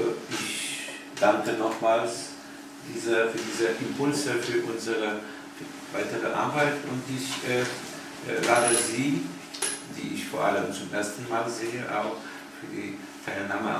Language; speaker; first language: German; non-native, fluent; Polish